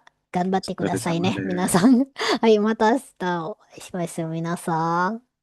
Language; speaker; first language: Japanese; non-native, fluent; Indonesian